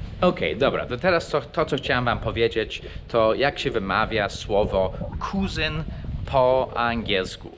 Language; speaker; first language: Polish; non-native, fluent; English